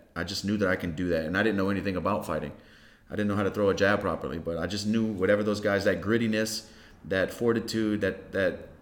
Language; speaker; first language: English; native; English